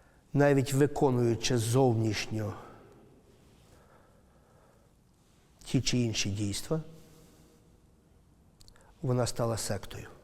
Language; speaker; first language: Ukrainian; native; Ukrainian